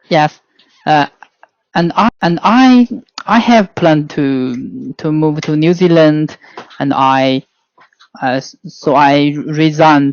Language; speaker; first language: English; non-native, learner; Chinese